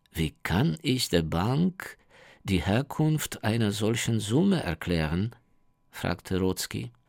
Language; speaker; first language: German; non-native, fluent; Ukrainian